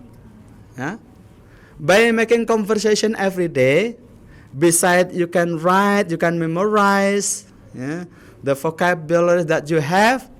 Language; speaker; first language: English; non-native, learner; Indonesian